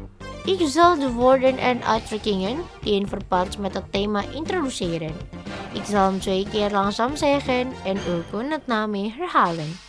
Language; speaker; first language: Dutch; non-native, fluent; Indonesian